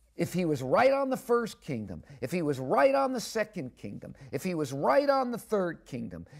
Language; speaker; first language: English; native; English